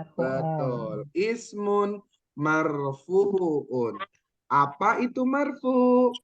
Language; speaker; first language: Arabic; non-native, fluent; Indonesian